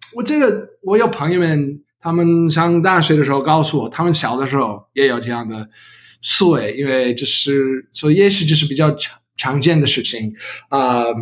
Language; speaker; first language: Chinese; non-native, learner; English